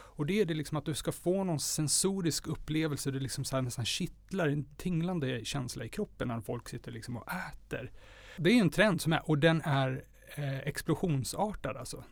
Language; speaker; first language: Swedish; native; Swedish